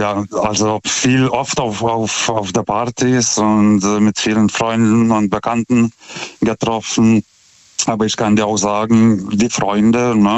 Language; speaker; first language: German; non-native, fluent; Lithuanian